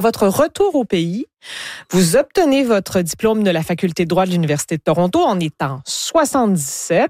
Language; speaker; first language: French; native; French